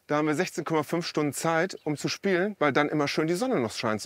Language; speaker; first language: German; native; German